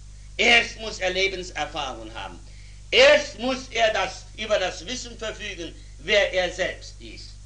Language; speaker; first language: German; native; German